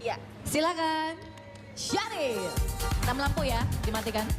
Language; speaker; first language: Indonesian; native; Indonesian